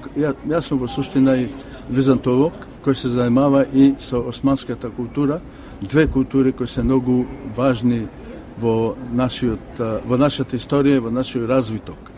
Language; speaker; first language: Macedonian; native; Macedonian